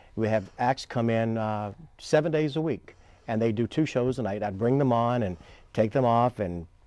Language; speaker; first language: English; native; English